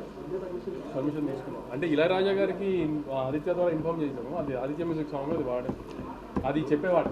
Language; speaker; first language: Telugu; native; Telugu